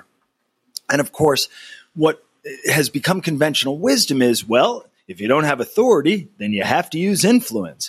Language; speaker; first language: English; native; English